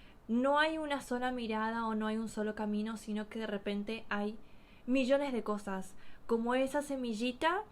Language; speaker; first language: Spanish; native; Spanish